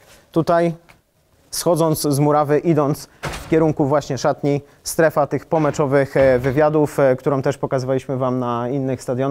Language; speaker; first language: Polish; native; Polish